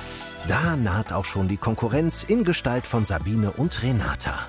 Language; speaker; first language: German; native; German